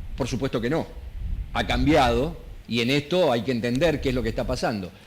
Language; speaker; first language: Spanish; native; Spanish